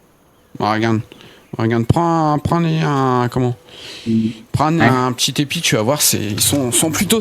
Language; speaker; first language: French; native; French